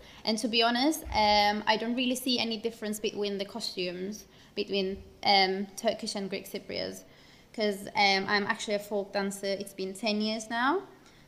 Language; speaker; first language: English; non-native, fluent; Turkish